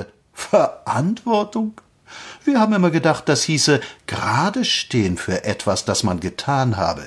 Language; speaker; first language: German; native; German